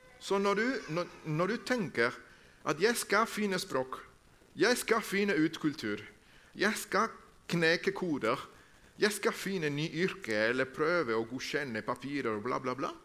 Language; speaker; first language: Norwegian; non-native, fluent; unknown